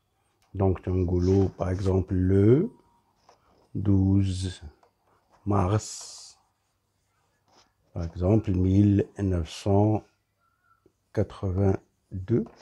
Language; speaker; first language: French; non-native, local second language; Arabic